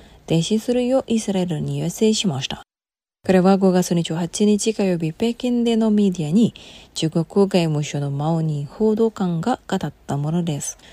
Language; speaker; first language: Japanese; non-native, fluent; Indonesian